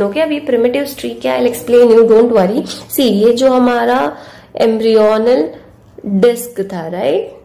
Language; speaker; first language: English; non-native, local second language; Hindi